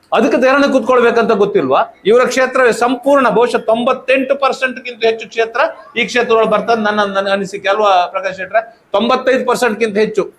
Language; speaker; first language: Kannada; native; Kannada